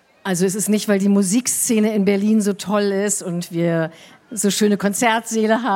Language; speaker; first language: German; native; German